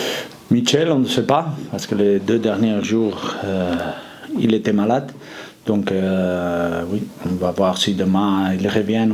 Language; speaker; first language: French; non-native, fluent; Spanish